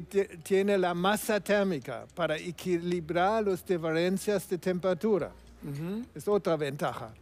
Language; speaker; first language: Spanish; non-native, fluent; German